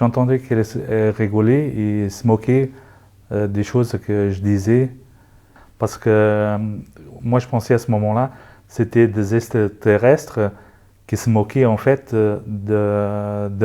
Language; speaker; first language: French; non-native, local second language; Luxembourgish